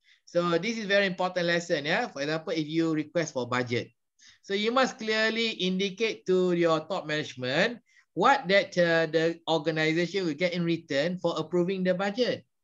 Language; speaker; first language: English; non-native, local second language; Malay